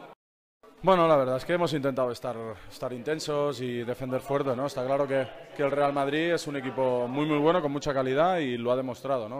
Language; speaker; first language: Spanish; native; Spanish